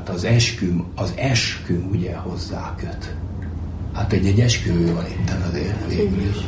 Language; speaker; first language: Hungarian; native; Hungarian